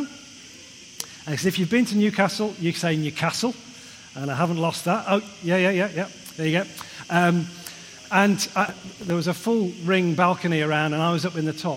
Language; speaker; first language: English; native; English